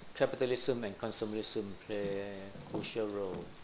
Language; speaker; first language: English; non-native, fluent; Thai